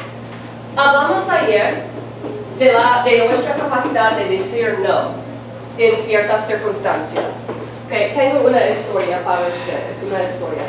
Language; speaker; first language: Spanish; non-native, fluent; English